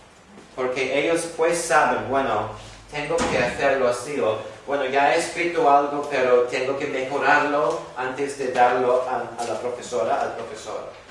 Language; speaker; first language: Spanish; non-native, fluent; English